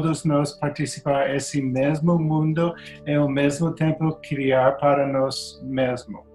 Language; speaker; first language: Portuguese; non-native, learner; English